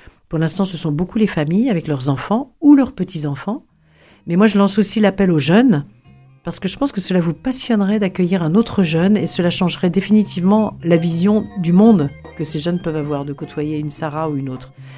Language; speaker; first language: French; native; French